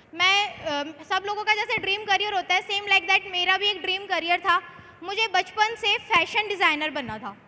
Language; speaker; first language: Hindi; native; Hindi